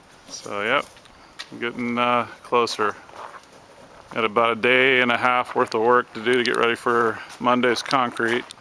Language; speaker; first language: English; native; English